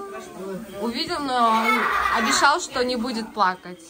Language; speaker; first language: Russian; non-native, local second language; Kazakh